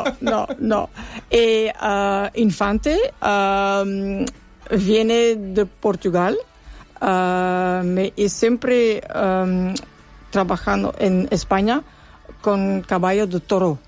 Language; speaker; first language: Spanish; non-native, learner; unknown